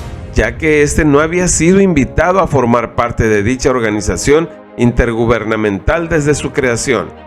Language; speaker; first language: Spanish; native; Spanish